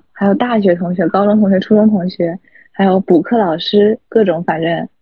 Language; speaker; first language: Chinese; native; Chinese